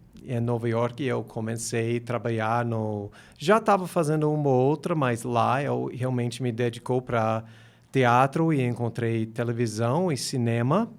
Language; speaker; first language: Portuguese; non-native, fluent; English